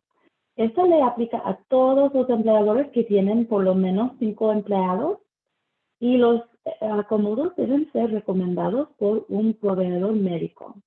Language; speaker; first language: Spanish; early bilingual, heritage; Spanish